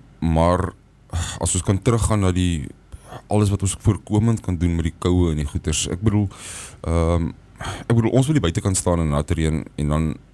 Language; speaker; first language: Afrikaans; native; Afrikaans